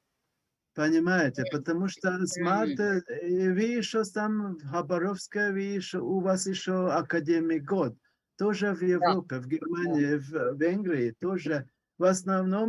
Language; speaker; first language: Russian; non-native, learner; Hungarian